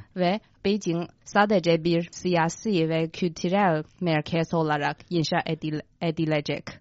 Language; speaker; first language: Turkish; non-native, fluent; Chinese